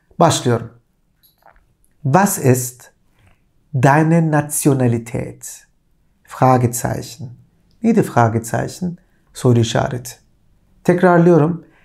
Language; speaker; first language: Turkish; native; Turkish